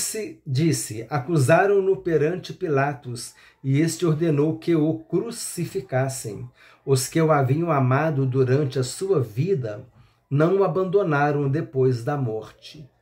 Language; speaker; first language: Portuguese; native; Portuguese